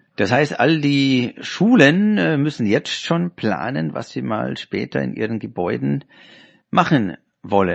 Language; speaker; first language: German; native; German